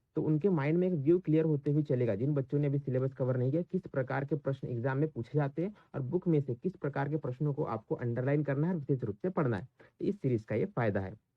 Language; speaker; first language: Hindi; native; Hindi